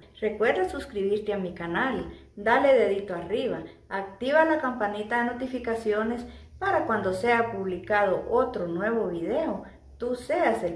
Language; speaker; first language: Spanish; native; Spanish